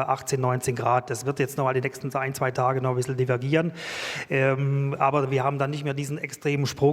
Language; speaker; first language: German; native; German